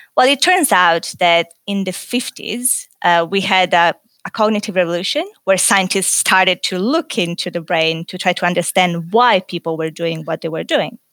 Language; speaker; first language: English; non-native, fluent; Italian